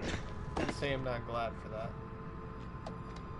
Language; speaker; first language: English; native; English